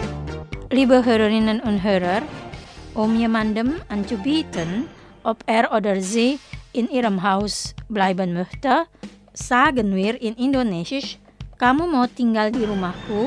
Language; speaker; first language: German; non-native, fluent; Indonesian